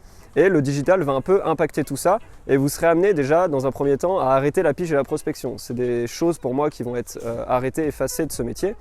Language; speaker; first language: French; native; French